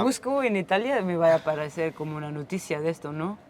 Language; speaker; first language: Spanish; non-native, fluent; Portuguese